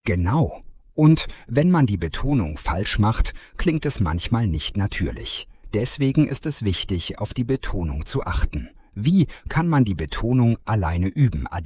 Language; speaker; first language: German; non-native, fluent; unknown